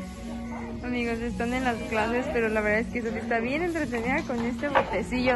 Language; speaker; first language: Spanish; native; Spanish